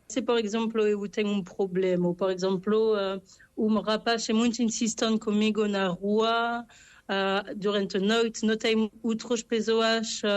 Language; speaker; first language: Portuguese; non-native, fluent; French